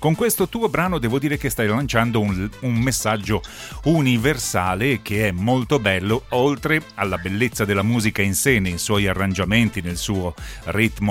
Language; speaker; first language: Italian; native; Italian